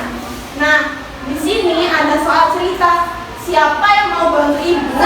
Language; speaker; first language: Indonesian; native; Indonesian